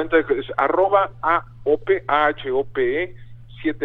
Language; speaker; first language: Spanish; native; Spanish